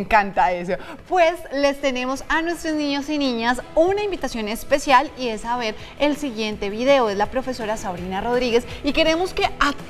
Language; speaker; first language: Spanish; native; Spanish